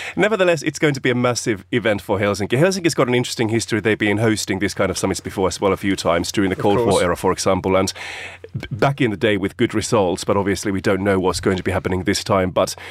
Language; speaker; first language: English; non-native, fluent; Finnish